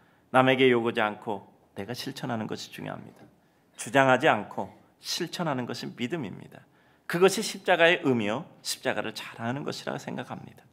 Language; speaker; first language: Korean; native; Korean